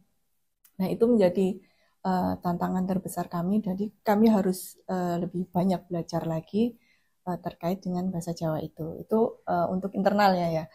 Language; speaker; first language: Indonesian; non-native, local second language; Javanese